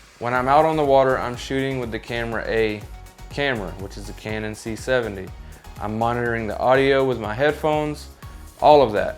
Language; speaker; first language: English; native; English